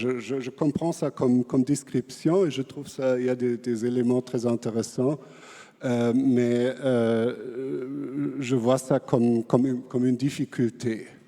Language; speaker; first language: French; non-native, fluent; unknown